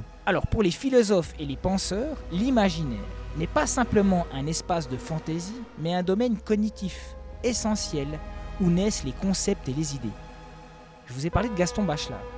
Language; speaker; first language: French; native; French